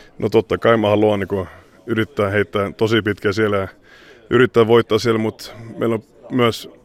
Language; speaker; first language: Finnish; early bilingual, heritage; Finnish